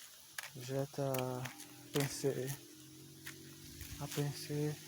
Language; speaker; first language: French; non-native, learner; Portuguese